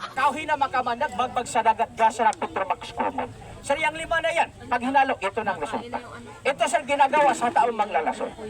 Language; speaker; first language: Filipino; non-native, local second language; Cebuano